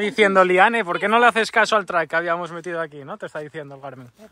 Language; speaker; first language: Spanish; native; Spanish